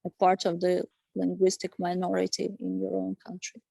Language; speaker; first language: English; non-native, fluent; Ukrainian